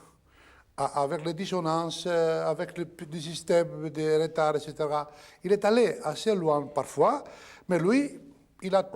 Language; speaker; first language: French; non-native, fluent; Greek